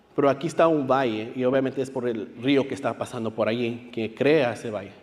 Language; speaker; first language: Spanish; early bilingual, heritage; Spanish